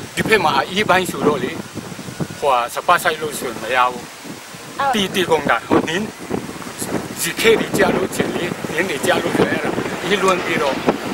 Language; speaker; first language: Burmese; non-native, local second language; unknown